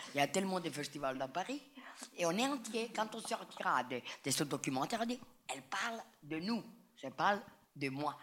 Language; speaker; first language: French; non-native, fluent; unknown